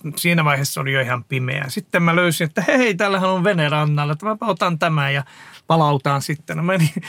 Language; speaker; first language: Finnish; non-native, fluent; Hungarian